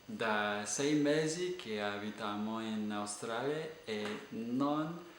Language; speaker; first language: Italian; non-native, fluent; English